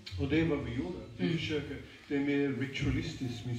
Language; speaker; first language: Swedish; non-native, fluent; English